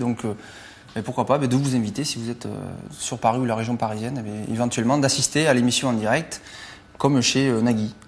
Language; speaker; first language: French; native; French